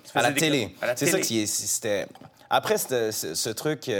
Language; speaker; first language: French; native; French